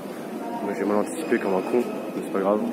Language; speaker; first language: French; native; French